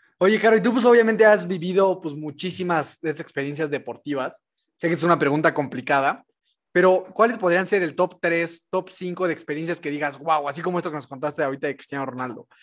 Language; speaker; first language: Spanish; native; Spanish